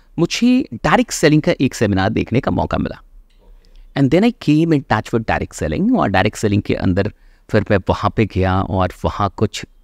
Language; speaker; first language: Hindi; native; Hindi